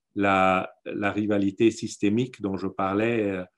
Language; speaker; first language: French; non-native, fluent; German